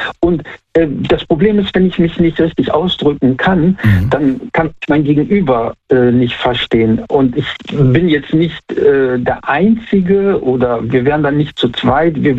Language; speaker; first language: German; native; German